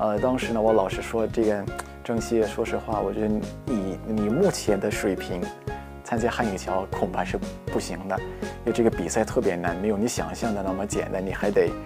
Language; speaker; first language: Chinese; non-native, fluent; Arabic